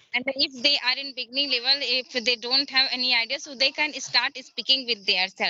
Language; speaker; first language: English; non-native, learner; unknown